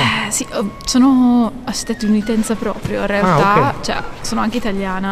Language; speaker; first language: Italian; non-native, fluent; English